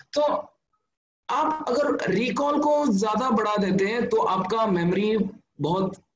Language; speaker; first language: Hindi; non-native, local second language; Telugu